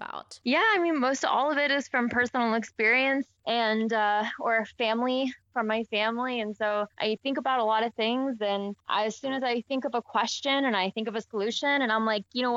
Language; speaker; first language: English; native; English